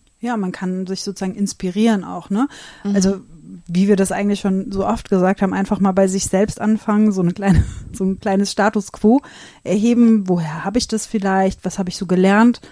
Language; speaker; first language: German; native; German